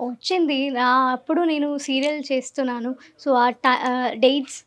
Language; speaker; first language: Telugu; non-native, learner; Malayalam